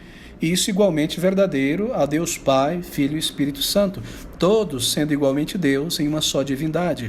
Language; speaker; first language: Portuguese; native; Portuguese